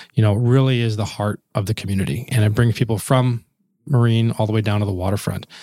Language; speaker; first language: English; native; English